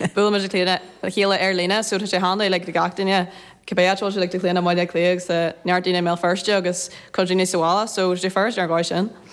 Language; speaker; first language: Irish; native; Irish